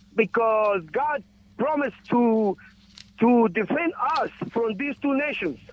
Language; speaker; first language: English; non-native, learner; Spanish